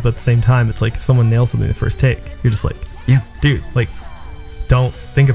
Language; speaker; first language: English; early bilingual, other home language; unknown